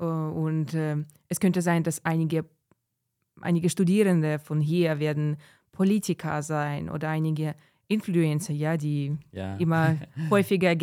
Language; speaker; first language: German; non-native, fluent; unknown